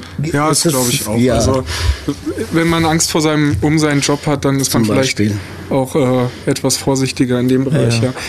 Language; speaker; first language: German; native; German